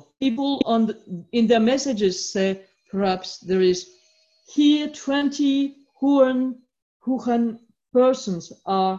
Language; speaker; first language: English; non-native, fluent; French